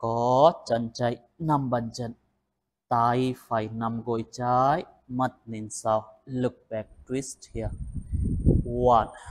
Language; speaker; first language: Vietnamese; non-native, learner; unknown